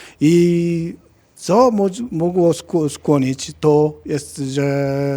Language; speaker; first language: Polish; non-native, learner; Korean